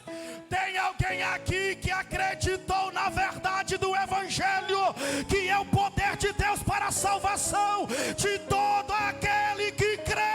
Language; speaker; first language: Portuguese; native; Portuguese